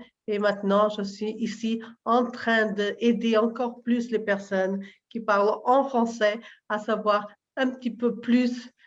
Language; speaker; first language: French; non-native, learner; Portuguese